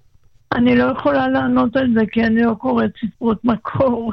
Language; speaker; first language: Hebrew; non-native, local second language; German